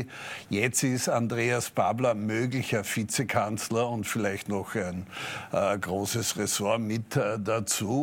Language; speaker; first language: German; native; German